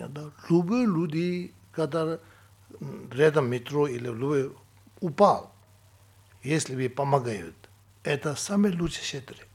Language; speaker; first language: Russian; non-native, fluent; Tibetan